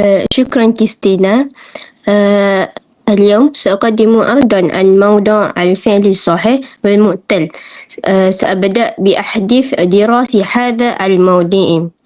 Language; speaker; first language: Arabic; non-native, learner; Malay